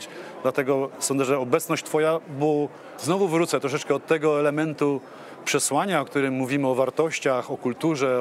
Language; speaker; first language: Polish; native; Polish